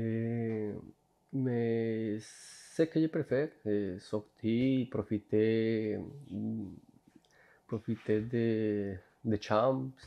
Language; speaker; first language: French; non-native, fluent; Spanish